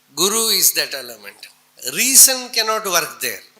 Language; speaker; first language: English; non-native, local second language; Tamil